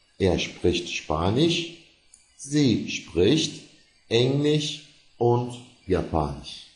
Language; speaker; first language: German; non-native, fluent; Turkish